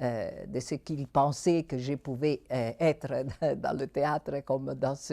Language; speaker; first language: French; non-native, fluent; Italian